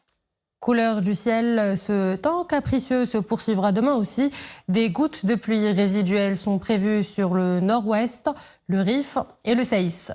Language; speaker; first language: French; non-native, local second language; Arabic